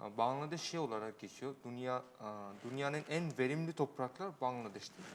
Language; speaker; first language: Turkish; non-native, fluent; Bangla